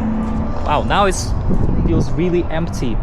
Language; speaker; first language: English; non-native, fluent; Russian